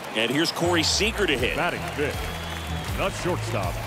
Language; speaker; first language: English; native; English